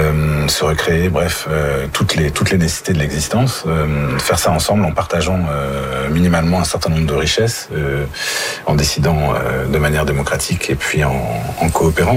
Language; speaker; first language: French; native; French